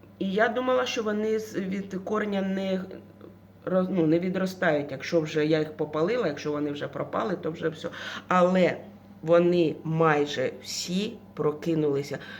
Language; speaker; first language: Ukrainian; non-native, local second language; Russian